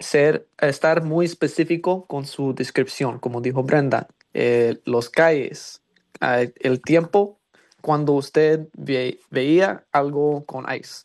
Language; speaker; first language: Spanish; non-native, learner; English